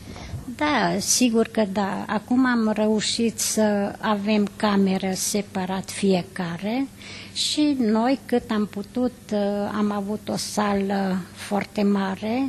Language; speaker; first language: Romanian; non-native, local second language; Hungarian